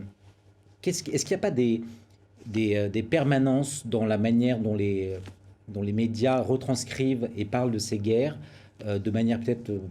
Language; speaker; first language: French; native; French